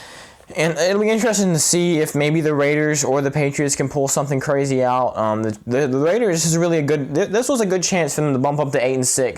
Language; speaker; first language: English; native; English